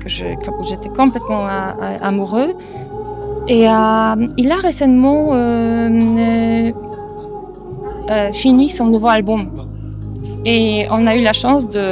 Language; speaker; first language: French; non-native, fluent; Polish